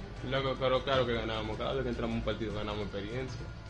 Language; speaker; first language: Spanish; early bilingual, heritage; Spanish